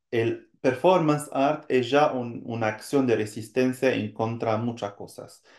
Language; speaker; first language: Spanish; non-native, fluent; French